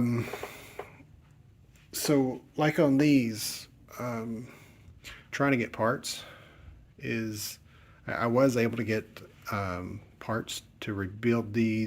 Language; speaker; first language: English; native; English